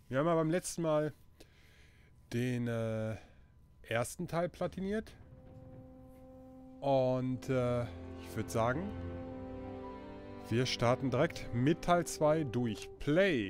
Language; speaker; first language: German; native; German